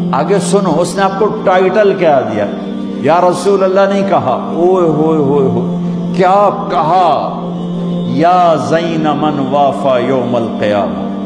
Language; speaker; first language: Urdu; non-native, local second language; Punjabi